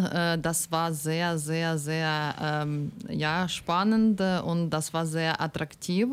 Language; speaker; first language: German; non-native, learner; Ukrainian